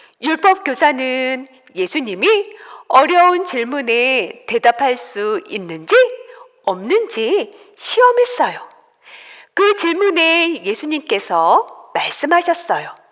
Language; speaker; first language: Korean; native; Korean